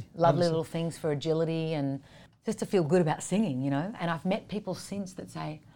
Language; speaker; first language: English; native; English